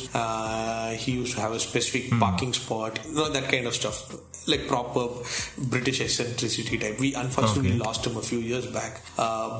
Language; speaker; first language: English; non-native, local second language; Tamil